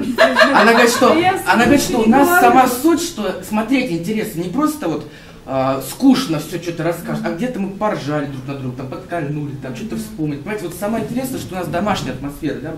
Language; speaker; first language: Russian; native; Russian